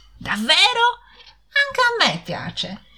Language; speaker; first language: Italian; non-native, fluent; Polish